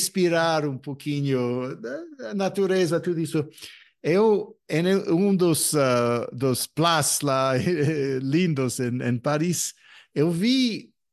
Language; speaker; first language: Portuguese; non-native, fluent; English